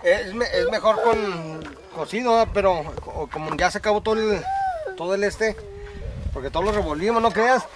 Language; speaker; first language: Spanish; native; Spanish